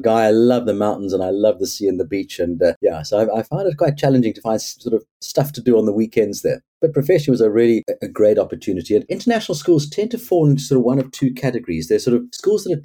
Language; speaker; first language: English; native; English